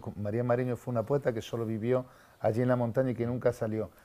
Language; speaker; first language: Spanish; native; Spanish